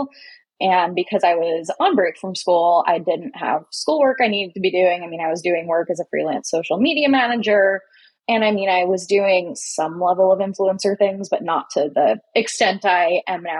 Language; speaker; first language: English; native; English